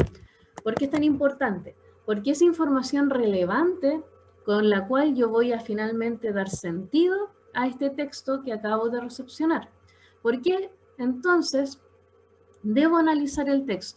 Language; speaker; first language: Spanish; native; Spanish